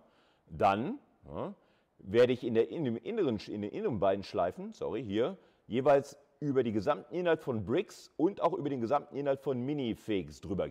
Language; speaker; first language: German; native; German